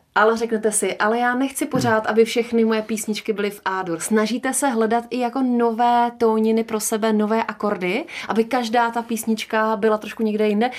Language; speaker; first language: Czech; native; Czech